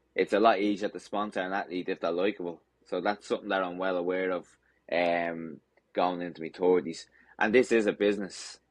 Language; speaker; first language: English; native; English